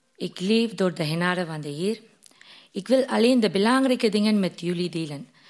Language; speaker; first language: Dutch; non-native, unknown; Tamil